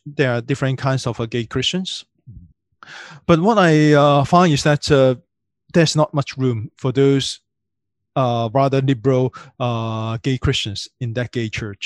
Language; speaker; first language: English; non-native, local second language; Cantonese